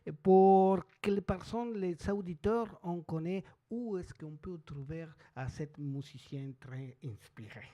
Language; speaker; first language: French; non-native, learner; Spanish